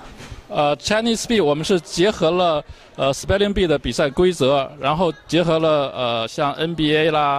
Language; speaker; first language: Chinese; native; Chinese